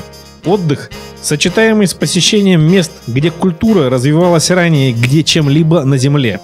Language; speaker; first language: Russian; native; Russian